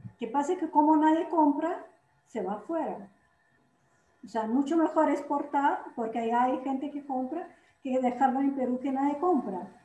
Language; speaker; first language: Spanish; non-native, fluent; Portuguese